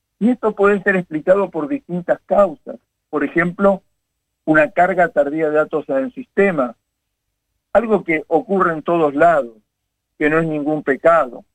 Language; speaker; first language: Spanish; native; Spanish